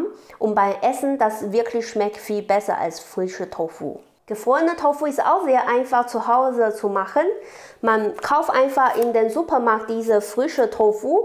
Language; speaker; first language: German; non-native, learner; Chinese